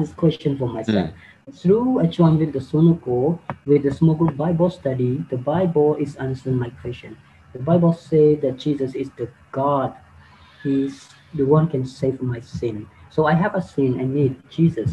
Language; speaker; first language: English; non-native, learner; Khmer